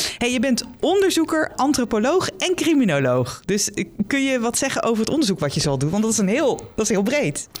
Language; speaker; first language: Dutch; native; Dutch